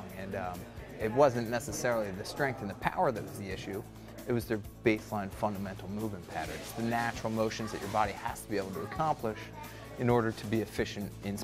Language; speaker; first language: English; native; English